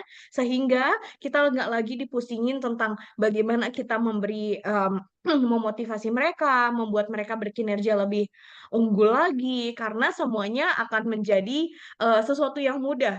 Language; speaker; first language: Indonesian; native; Indonesian